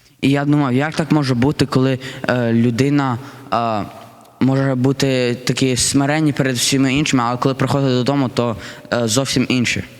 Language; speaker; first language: Ukrainian; early bilingual, heritage; Ukrainian